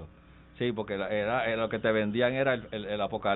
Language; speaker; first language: Spanish; native; Spanish